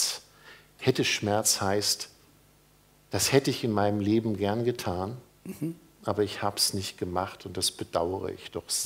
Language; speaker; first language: German; native; German